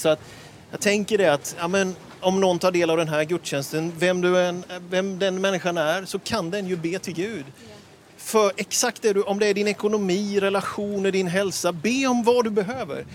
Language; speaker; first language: Swedish; native; Swedish